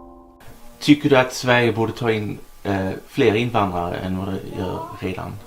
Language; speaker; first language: Swedish; native; Swedish